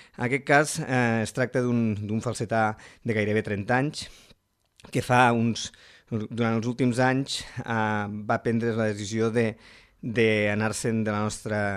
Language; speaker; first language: Catalan; native; Catalan